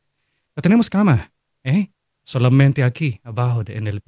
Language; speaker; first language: Spanish; non-native, fluent; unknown